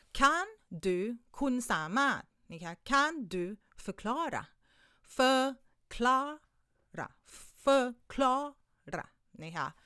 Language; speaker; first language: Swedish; non-native, fluent; Thai